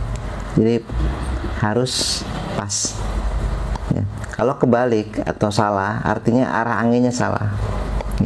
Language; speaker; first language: Indonesian; native; Indonesian